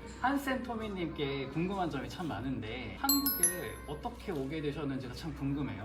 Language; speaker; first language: Korean; native; Korean